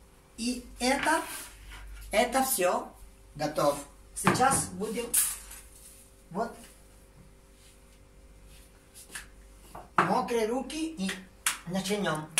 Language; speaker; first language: Russian; non-native, learner; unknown